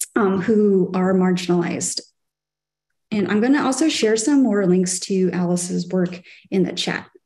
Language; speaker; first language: English; native; English